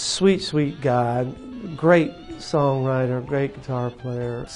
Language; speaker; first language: English; native; English